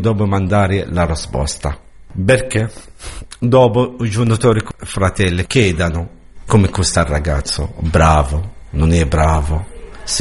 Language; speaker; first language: Italian; non-native, learner; Arabic